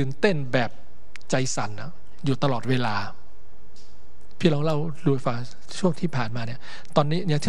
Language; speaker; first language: Thai; native; Thai